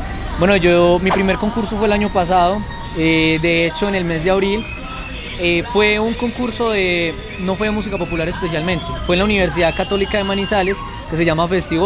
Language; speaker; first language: Spanish; native; Spanish